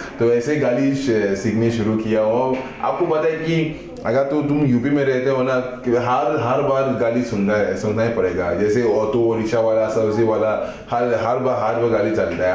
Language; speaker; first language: Hindi; non-native, fluent; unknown